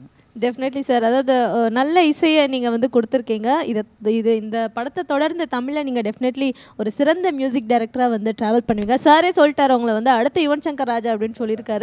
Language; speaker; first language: Tamil; native; Tamil